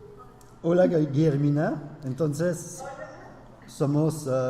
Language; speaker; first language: Spanish; non-native, fluent; French